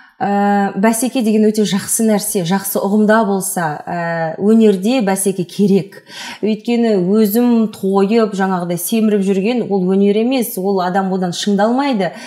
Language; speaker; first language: Kazakh; non-native, local second language; Russian